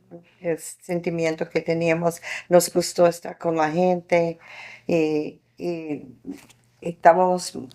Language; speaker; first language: Spanish; non-native, fluent; English